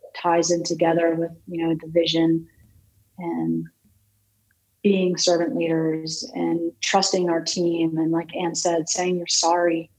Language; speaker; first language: English; native; English